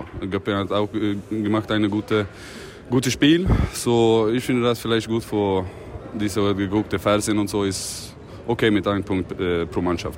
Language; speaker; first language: German; non-native, learner; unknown